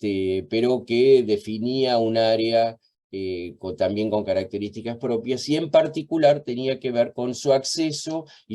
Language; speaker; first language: Spanish; native; Spanish